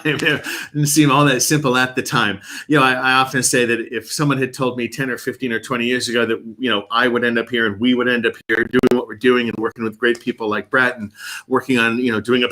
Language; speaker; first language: English; native; English